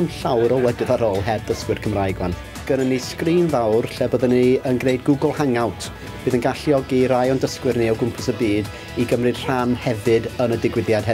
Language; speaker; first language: Welsh; non-native, local second language; English